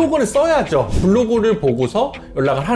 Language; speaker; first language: Korean; native; Korean